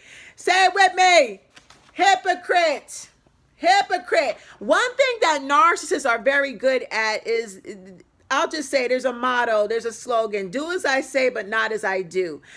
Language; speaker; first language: English; native; English